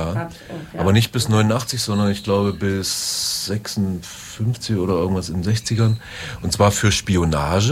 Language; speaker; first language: German; native; German